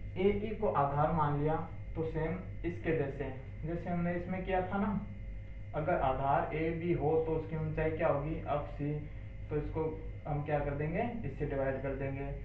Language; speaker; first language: Hindi; native; Hindi